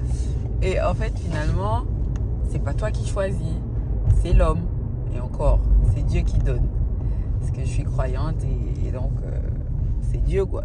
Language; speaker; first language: French; native; French